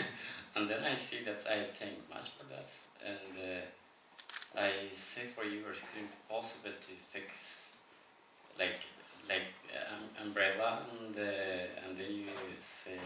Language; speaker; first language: English; non-native, learner; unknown